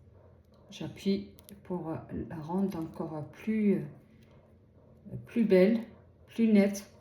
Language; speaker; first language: French; native; French